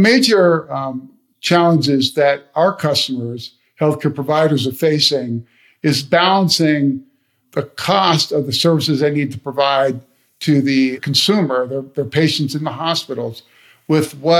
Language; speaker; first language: English; native; English